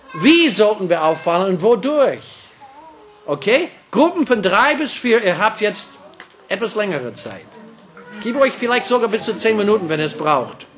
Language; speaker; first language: German; non-native, fluent; English